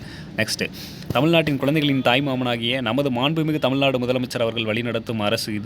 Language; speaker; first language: Tamil; native; Tamil